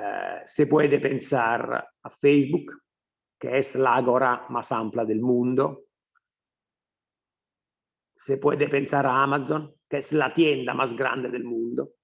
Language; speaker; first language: Spanish; non-native, fluent; Italian